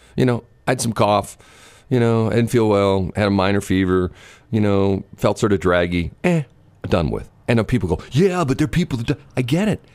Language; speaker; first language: English; native; English